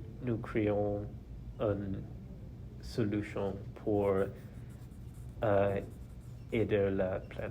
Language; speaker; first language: French; non-native, learner; English